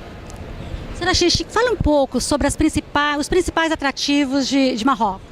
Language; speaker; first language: Portuguese; native; Portuguese